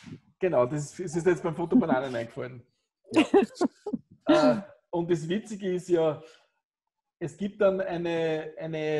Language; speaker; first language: German; native; German